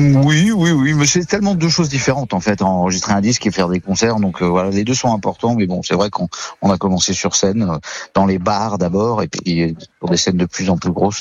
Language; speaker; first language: French; native; French